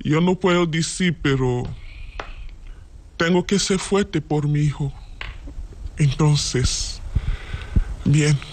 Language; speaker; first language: Spanish; non-native, learner; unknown